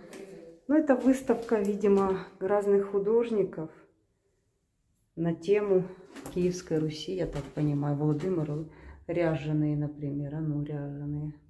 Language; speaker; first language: Russian; native; Russian